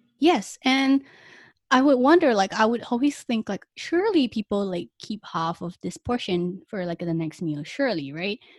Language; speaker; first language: English; non-native, local second language; Chinese